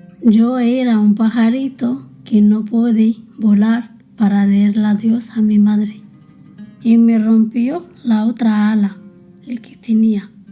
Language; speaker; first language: Spanish; early bilingual, other home language; Arabic